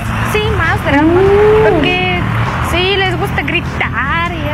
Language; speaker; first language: Spanish; non-native, fluent; Russian